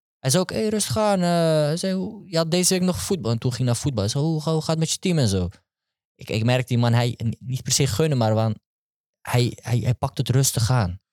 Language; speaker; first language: Dutch; early bilingual, other home language; Turkish